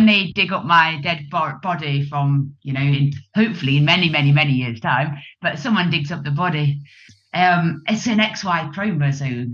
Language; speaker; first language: English; native; English